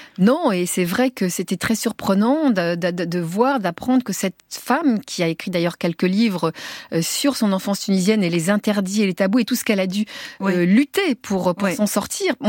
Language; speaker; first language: French; early bilingual, other home language; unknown